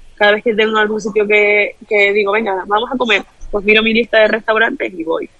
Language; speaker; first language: Spanish; native; Spanish